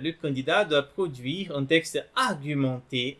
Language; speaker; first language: French; non-native, fluent; Portuguese